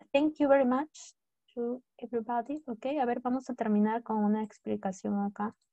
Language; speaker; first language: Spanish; native; Spanish